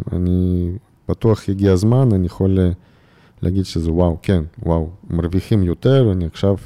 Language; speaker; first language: Hebrew; non-native, fluent; Russian